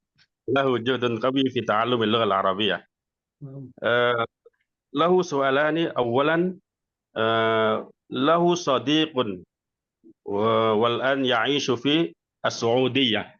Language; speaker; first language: Arabic; non-native, fluent; Indonesian